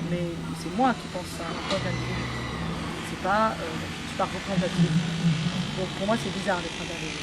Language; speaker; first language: French; native; French